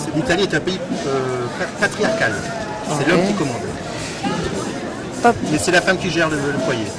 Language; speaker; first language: French; native; French